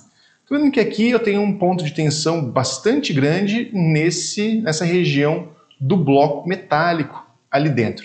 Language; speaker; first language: Portuguese; native; Portuguese